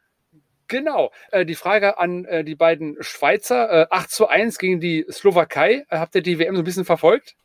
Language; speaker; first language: German; native; German